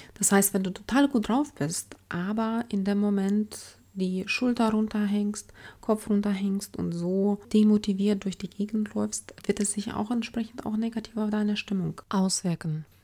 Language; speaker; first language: German; non-native, fluent; Ukrainian